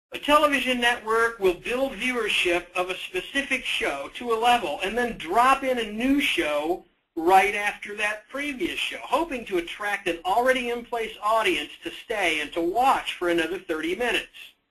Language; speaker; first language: English; native; English